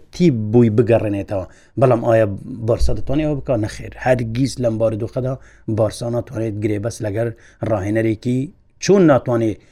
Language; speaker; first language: Central Kurdish; non-native, local second language; Kurdish